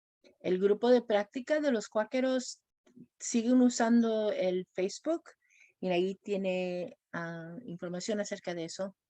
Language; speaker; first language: Spanish; non-native, fluent; English